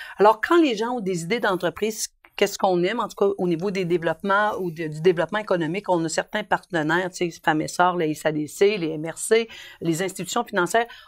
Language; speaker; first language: French; native; French